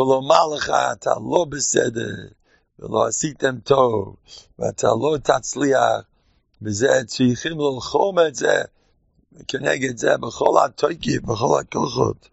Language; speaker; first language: Hebrew; non-native, fluent; English